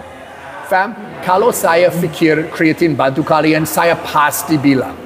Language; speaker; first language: Indonesian; non-native, learner; English